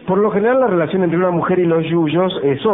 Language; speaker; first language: Spanish; native; Spanish